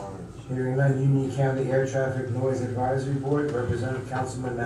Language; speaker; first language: English; native; English